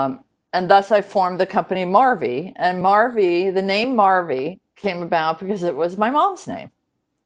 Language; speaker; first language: English; native; English